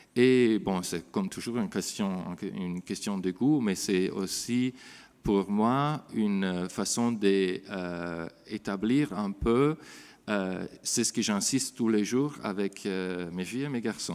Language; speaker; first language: French; non-native, fluent; Italian